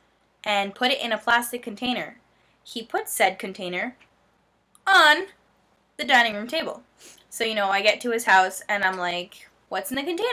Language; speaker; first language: English; native; English